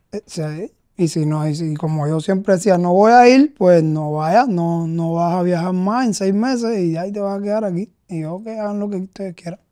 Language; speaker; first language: Spanish; native; Spanish